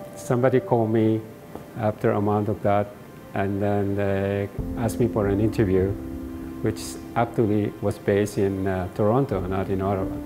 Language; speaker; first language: English; non-native, local second language; Filipino